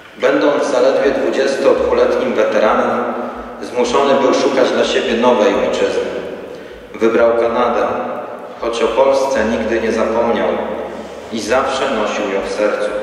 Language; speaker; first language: Polish; native; Polish